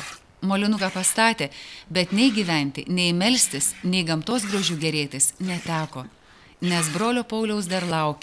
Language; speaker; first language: Lithuanian; native; Lithuanian